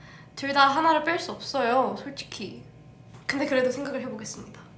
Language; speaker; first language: Korean; early bilingual, heritage; English